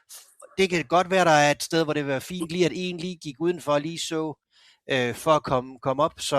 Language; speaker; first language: Danish; native; Danish